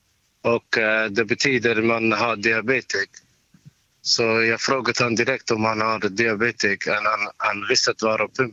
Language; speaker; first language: Swedish; non-native, learner; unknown